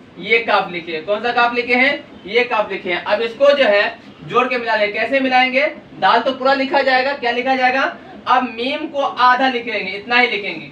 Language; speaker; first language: Hindi; native; Hindi